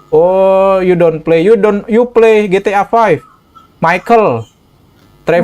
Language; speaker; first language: English; non-native, learner; Indonesian